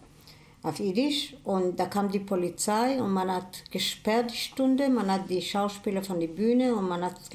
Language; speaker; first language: German; non-native, fluent; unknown